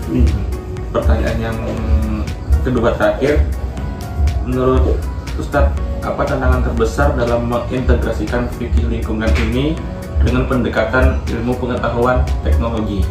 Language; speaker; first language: Indonesian; native; Indonesian